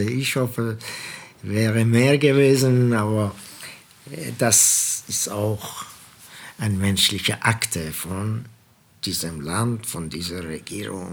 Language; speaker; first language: German; non-native, fluent; Persian